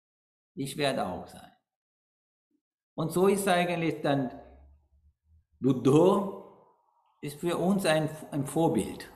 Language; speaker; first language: German; non-native, learner; Sinhala